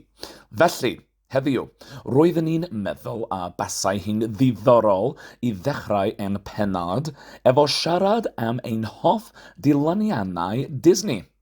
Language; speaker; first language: Welsh; non-native, fluent; English